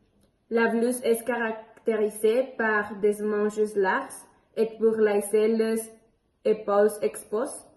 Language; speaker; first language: French; non-native, learner; Spanish